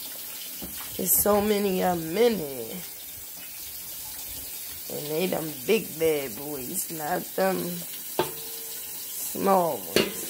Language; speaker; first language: English; native; English